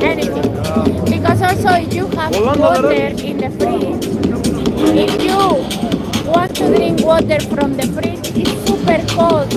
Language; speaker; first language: English; non-native, fluent; Spanish